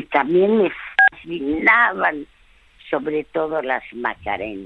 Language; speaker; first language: Spanish; early bilingual, other home language; French